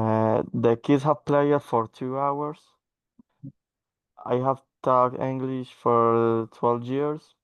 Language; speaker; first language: English; non-native, learner; Spanish